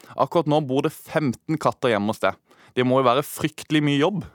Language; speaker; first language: Norwegian; native; Norwegian